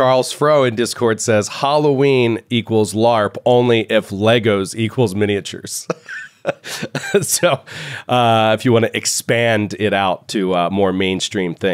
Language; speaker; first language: English; native; English